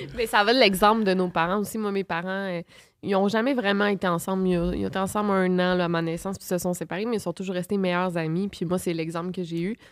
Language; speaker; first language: French; native; French